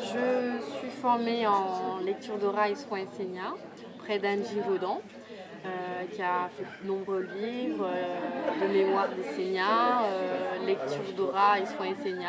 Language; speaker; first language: French; native; French